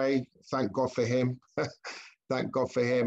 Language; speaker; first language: English; native; English